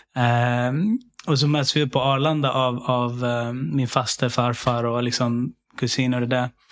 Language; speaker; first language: Swedish; early bilingual, other home language; Syriac